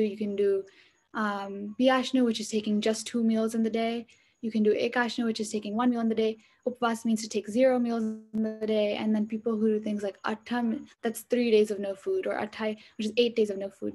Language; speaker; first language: English; early bilingual, other home language; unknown